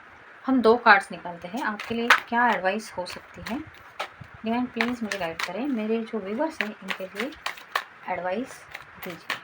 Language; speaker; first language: Hindi; native; Hindi